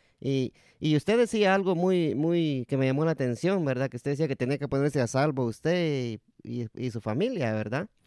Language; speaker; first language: Spanish; native; Spanish